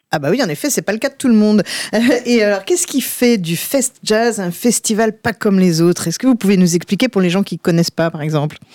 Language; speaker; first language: French; native; French